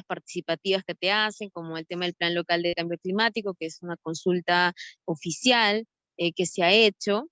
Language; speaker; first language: Spanish; native; Spanish